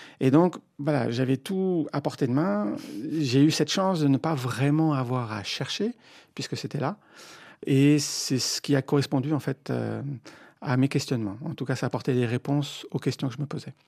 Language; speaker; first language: French; native; French